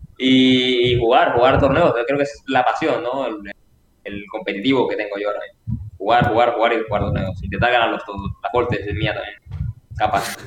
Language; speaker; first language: Spanish; native; Spanish